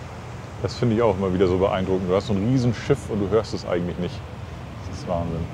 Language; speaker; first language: German; native; German